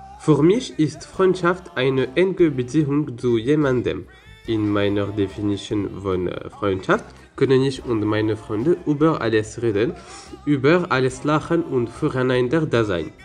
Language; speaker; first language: German; non-native, learner; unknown